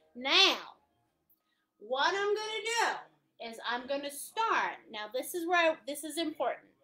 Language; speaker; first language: English; native; English